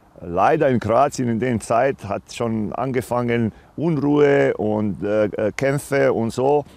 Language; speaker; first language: German; non-native, fluent; Croatian